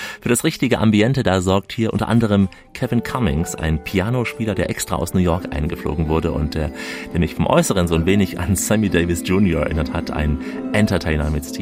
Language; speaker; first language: German; native; German